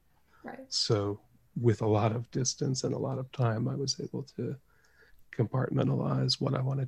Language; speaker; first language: English; native; English